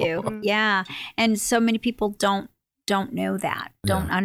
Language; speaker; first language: English; native; English